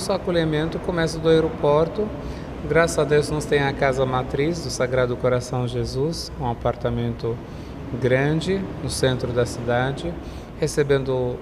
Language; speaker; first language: Portuguese; non-native, fluent; Arabic